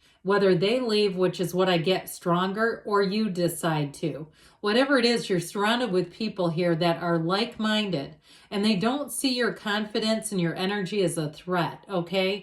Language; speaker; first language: English; native; English